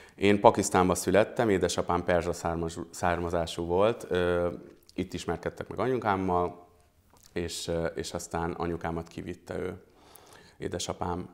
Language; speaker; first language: Hungarian; early bilingual, other home language; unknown